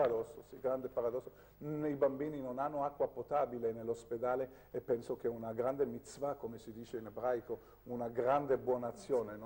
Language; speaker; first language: Italian; non-native, fluent; Hebrew